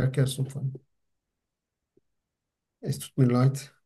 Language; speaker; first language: German; non-native, learner; Turkish